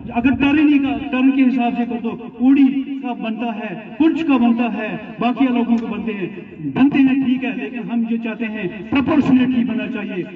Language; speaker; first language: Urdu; non-native, local second language; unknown